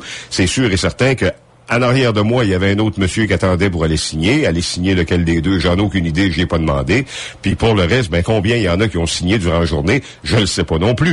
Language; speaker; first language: French; native; French